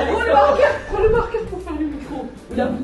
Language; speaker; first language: French; native; French